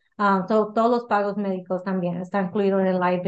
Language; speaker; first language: Spanish; early bilingual, heritage; English